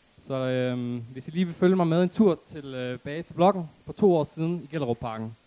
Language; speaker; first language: Danish; early bilingual, other home language; Arabic